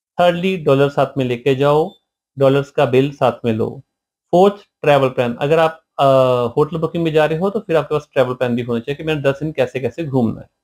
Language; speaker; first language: Hindi; non-native, local second language; Punjabi